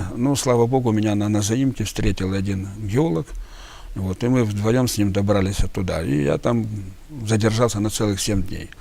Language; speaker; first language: Russian; native; Russian